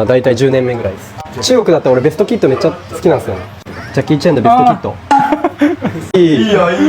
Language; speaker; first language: Japanese; native; Japanese